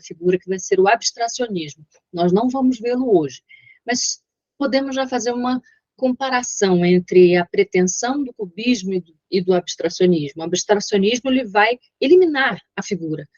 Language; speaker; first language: Portuguese; native; Portuguese